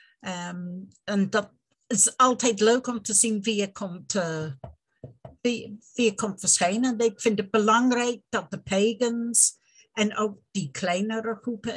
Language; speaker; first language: Dutch; non-native, fluent; English